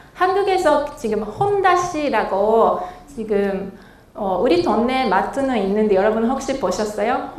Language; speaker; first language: Korean; non-native, fluent; Japanese